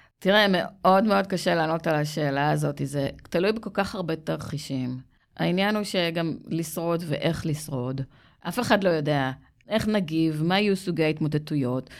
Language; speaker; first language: Hebrew; native; Hebrew